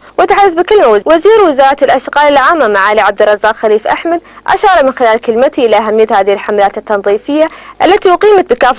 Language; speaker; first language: Arabic; non-native, local second language; Somali